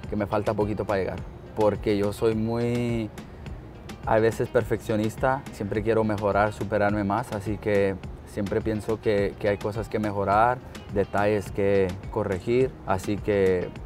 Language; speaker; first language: Spanish; early bilingual, heritage; Spanish